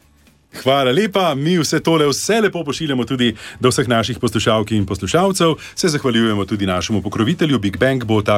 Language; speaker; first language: Slovenian; native; Slovenian